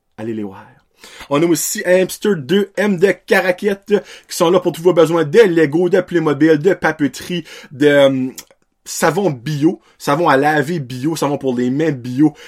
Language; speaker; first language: French; native; French